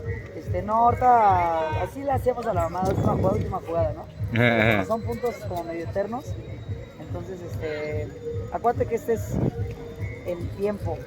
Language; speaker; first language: Spanish; native; Spanish